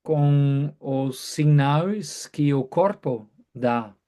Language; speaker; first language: Portuguese; non-native, fluent; German